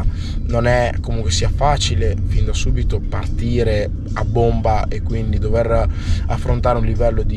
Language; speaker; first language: Italian; early bilingual, other home language; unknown